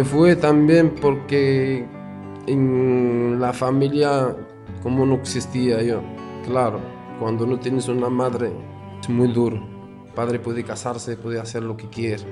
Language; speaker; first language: Spanish; non-native, fluent; Arabic